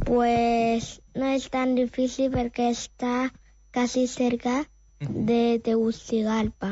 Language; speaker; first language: Catalan; non-native, learner; Spanish